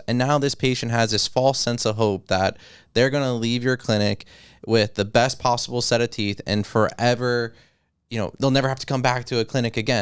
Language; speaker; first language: English; native; English